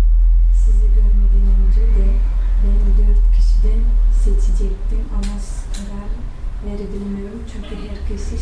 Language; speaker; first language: Turkish; non-native, learner; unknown